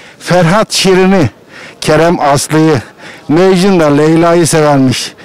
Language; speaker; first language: Turkish; native; Turkish